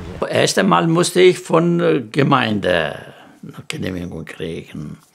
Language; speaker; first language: German; non-native, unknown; Greek